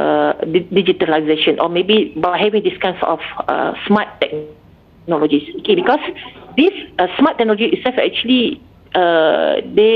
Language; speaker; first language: English; non-native, local second language; Malay